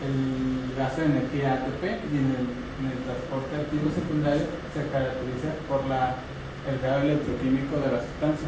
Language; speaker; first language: Spanish; native; Spanish